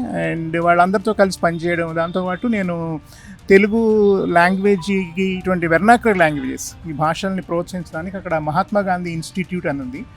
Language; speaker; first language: Telugu; native; Telugu